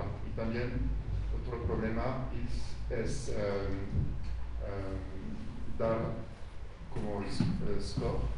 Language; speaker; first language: Spanish; non-native, fluent; French